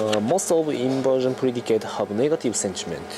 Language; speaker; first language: English; non-native, learner; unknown